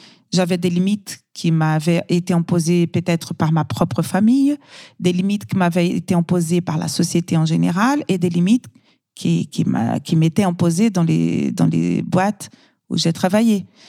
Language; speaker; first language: French; non-native, fluent; Portuguese